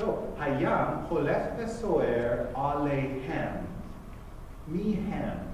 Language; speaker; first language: Hebrew; non-native, fluent; English